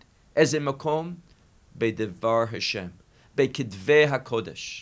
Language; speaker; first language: Hebrew; non-native, fluent; English